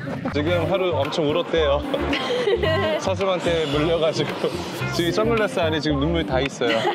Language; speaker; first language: Korean; native; Korean